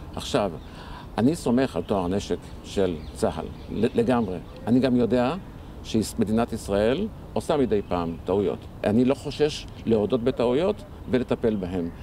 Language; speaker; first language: Hebrew; early bilingual, other home language; Arabic